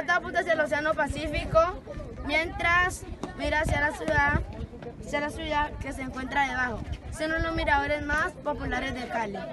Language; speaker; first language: Spanish; native; Spanish